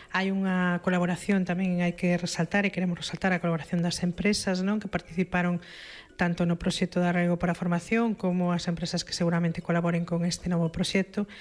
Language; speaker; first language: Galician; non-native, local second language; Spanish